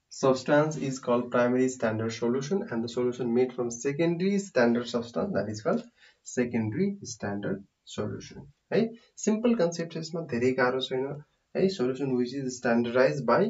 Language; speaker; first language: English; non-native, local second language; Nepali